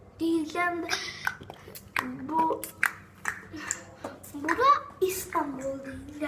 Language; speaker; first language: Turkish; non-native, learner; Dutch